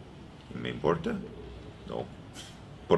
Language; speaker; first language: Spanish; non-native, learner; English